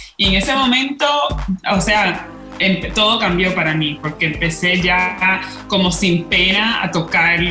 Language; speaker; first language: Spanish; early bilingual, heritage; Spanish